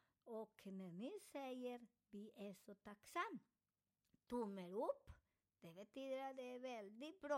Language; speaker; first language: Swedish; non-native, fluent; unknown